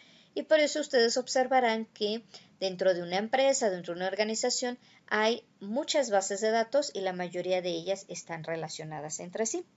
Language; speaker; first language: Spanish; native; Spanish